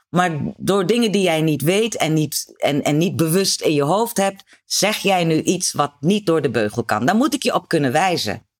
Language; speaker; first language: Dutch; native; Dutch